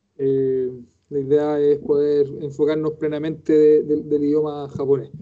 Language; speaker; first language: Spanish; native; Spanish